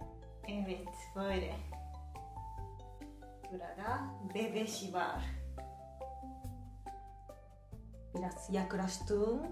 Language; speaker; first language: Turkish; non-native, fluent; Japanese